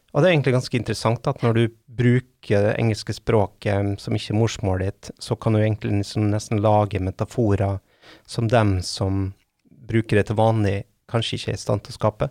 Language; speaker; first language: Norwegian; native; Norwegian